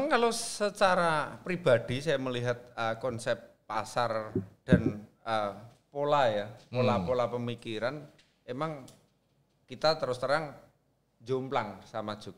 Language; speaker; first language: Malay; non-native, local second language; Javanese